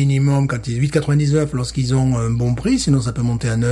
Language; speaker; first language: French; native; French